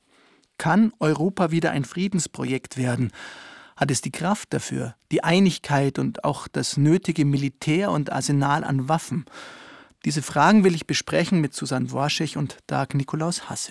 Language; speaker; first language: German; native; German